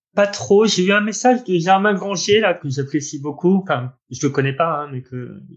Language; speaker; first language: French; native; French